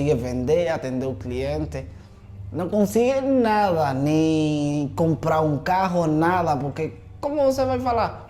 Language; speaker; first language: Portuguese; non-native, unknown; Spanish